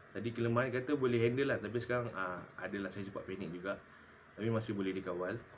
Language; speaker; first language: Malay; native; Malay